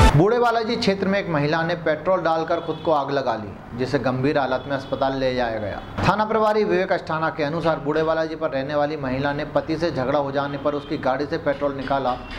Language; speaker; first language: Hindi; native; Hindi